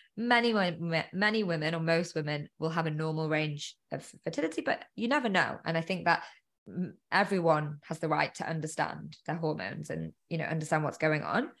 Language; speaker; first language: English; native; English